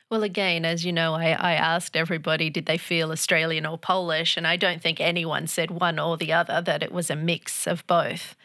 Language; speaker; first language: English; native; English